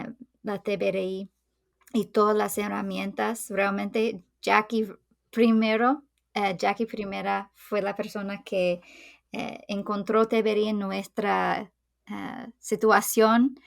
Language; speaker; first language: Spanish; non-native, fluent; English